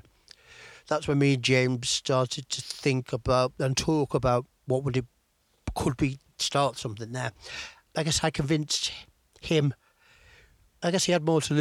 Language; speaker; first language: English; native; English